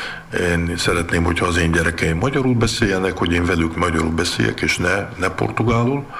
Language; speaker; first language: Hungarian; early bilingual, heritage; Hungarian